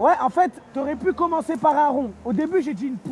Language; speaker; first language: French; native; French